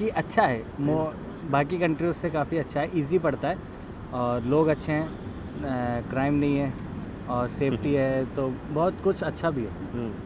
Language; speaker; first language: Hindi; native; Hindi